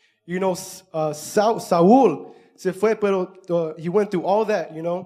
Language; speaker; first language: English; early bilingual, other home language; Spanish